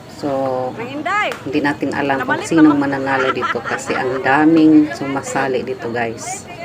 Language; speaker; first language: Filipino; non-native, local second language; Cebuano